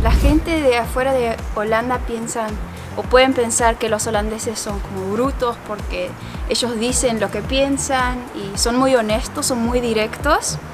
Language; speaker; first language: Spanish; early bilingual, heritage; Spanish